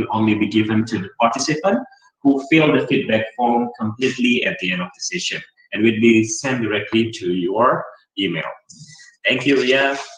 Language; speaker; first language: English; non-native, fluent; Indonesian